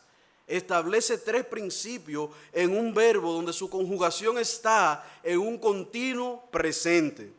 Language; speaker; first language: Spanish; native; Spanish